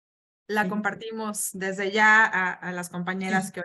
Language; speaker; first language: Spanish; native; Spanish